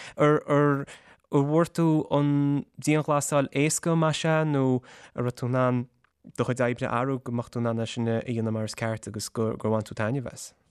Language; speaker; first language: Irish; native; Irish